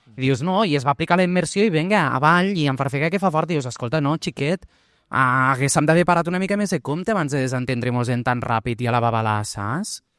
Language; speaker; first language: Catalan; early bilingual, other home language; Portuguese